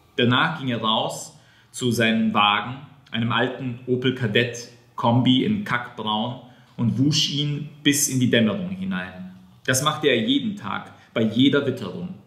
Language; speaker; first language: German; non-native, fluent; Serbian